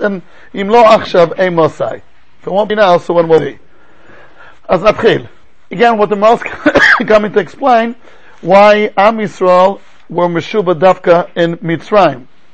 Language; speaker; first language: English; native; English